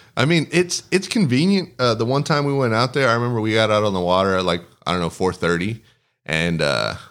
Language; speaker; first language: English; early bilingual, other home language; Spanish